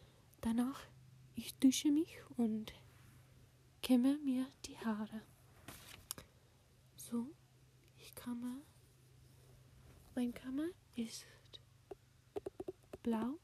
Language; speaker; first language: German; non-native, learner; English